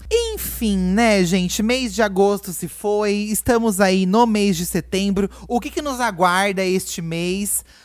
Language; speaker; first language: Portuguese; native; Portuguese